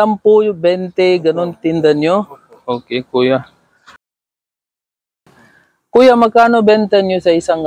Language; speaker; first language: Filipino; non-native, learner; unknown